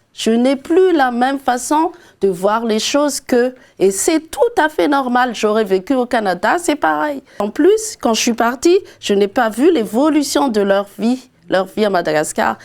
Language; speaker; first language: French; non-native, local second language; Malagasy